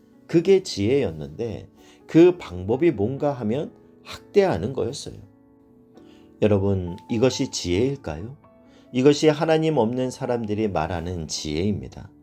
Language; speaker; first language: Korean; native; Korean